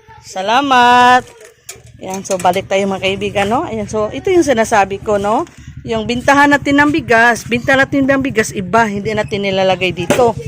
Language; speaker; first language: Filipino; non-native, local second language; Cebuano